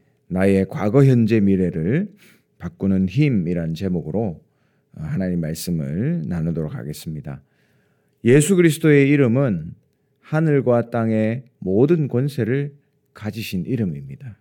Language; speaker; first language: Korean; native; Korean